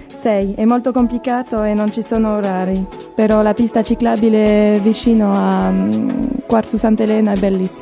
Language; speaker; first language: Italian; non-native, fluent; French